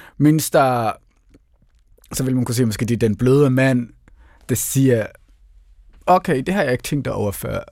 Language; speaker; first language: Danish; early bilingual, other home language; Somali